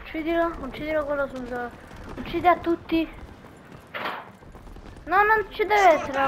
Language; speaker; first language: Italian; native; Italian